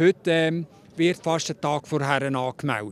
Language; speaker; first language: German; native; German